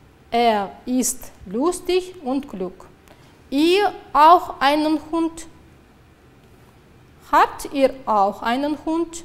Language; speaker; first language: German; non-native, fluent; Uzbek